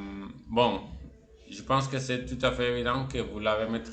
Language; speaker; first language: French; non-native, fluent; Spanish